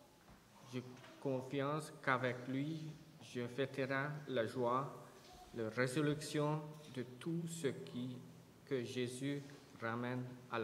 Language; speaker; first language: French; non-native, fluent; Hungarian